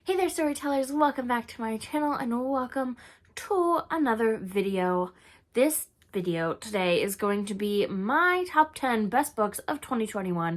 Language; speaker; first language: English; native; English